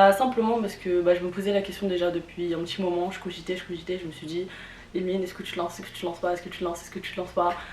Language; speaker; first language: French; early bilingual, other home language; Vietnamese